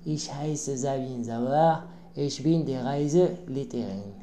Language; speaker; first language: German; non-native, learner; Arabic